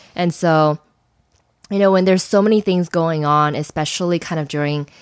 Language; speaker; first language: English; non-native, fluent; Chinese